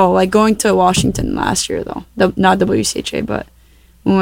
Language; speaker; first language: English; native; English